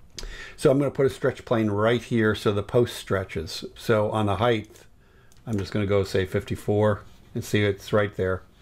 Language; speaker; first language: English; native; English